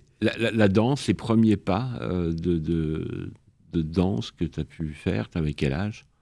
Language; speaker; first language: French; native; French